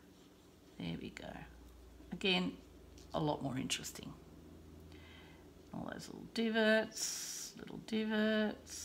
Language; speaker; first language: English; native; English